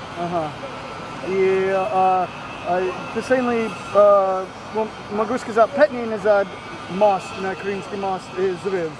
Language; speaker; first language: Russian; non-native, learner; English